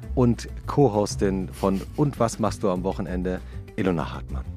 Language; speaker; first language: German; native; German